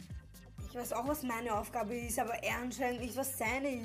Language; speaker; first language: German; early bilingual, other home language; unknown